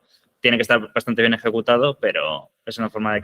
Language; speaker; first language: Spanish; native; Spanish